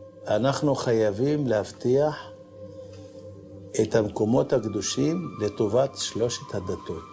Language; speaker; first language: Hebrew; non-native, local second language; Arabic